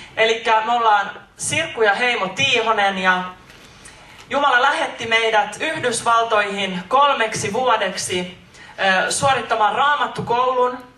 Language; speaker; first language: Finnish; native; Finnish